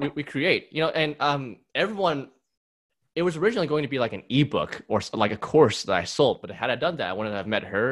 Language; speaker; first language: English; native; English